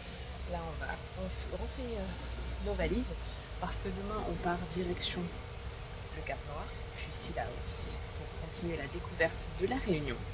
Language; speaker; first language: French; native; French